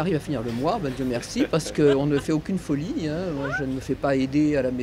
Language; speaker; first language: French; native; French